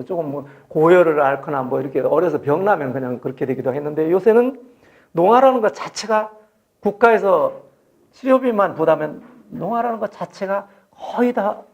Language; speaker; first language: Korean; native; Korean